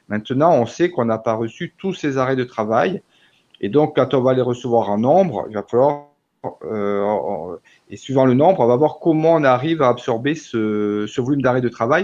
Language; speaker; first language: French; native; French